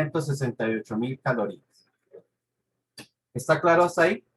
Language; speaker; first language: Spanish; native; Spanish